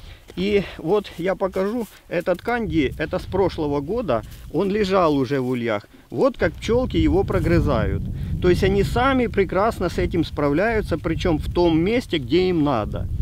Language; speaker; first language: Russian; native; Russian